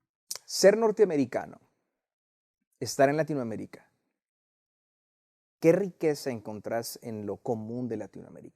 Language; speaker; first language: Spanish; native; Spanish